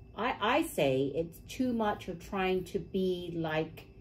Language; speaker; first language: English; native; English